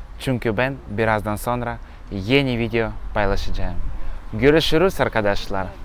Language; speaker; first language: Turkish; non-native, learner; Russian